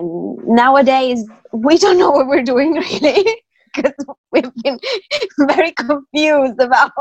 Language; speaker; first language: English; native; English